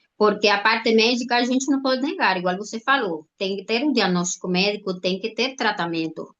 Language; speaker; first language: Portuguese; non-native, fluent; Spanish